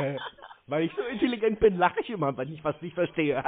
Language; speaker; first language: German; native; German